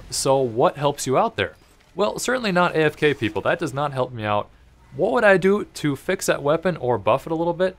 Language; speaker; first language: English; native; English